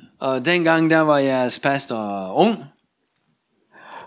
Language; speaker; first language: Danish; non-native, fluent; Russian